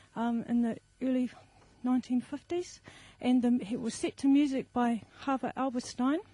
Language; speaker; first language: English; native; English